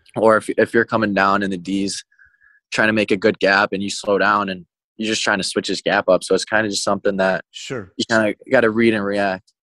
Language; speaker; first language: English; native; English